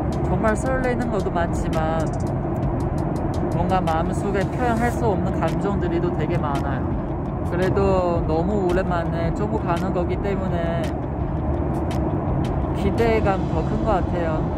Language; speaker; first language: Korean; non-native, fluent; Chinese